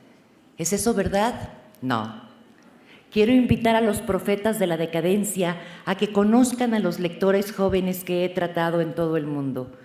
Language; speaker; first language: Spanish; native; Spanish